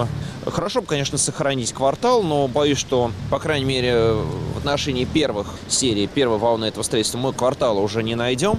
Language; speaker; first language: Russian; native; Russian